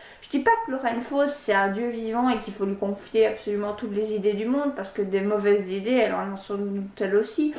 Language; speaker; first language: French; native; French